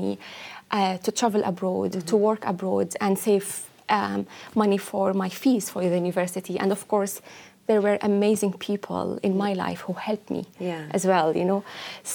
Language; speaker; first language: English; non-native, fluent; Arabic